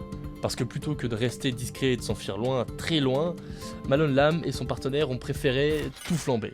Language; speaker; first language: French; native; French